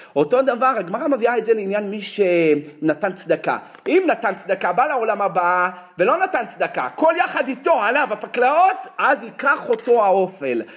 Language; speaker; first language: Hebrew; native; Hebrew